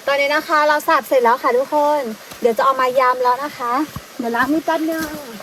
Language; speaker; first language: Thai; non-native, local second language; Karen languages